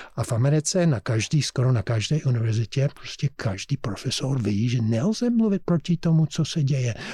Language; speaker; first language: Czech; non-native, fluent; English